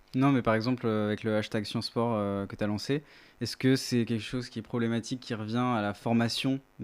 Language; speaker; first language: French; native; French